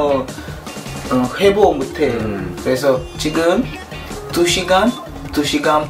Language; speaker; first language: Korean; non-native, learner; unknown